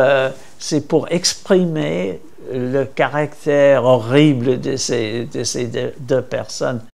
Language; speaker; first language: French; non-native, fluent; English